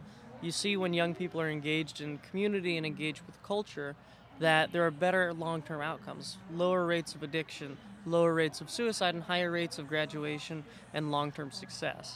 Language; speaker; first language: English; native; English